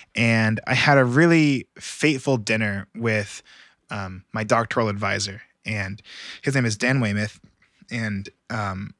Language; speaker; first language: English; native; English